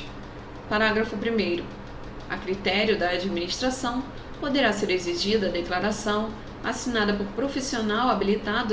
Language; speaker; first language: Portuguese; native; Portuguese